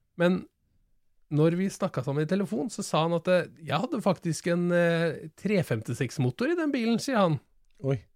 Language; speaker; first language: Norwegian; native; Norwegian